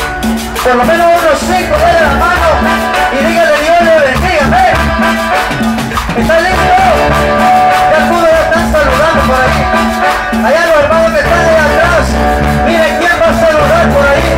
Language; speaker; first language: Spanish; native; Spanish